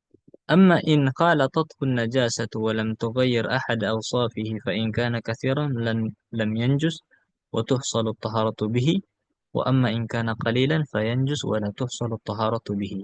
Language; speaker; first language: Arabic; non-native, fluent; Indonesian